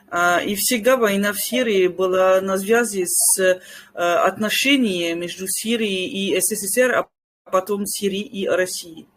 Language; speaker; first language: Russian; non-native, fluent; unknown